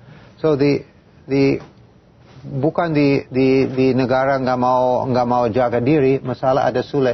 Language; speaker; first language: Indonesian; non-native, fluent; English